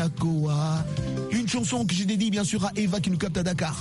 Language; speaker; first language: French; non-native, local second language; Lingala